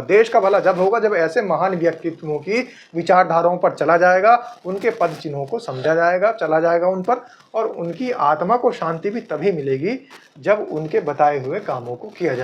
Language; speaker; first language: Hindi; native; Hindi